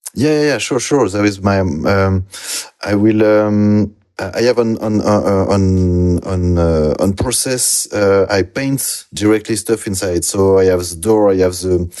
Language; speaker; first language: English; non-native, learner; French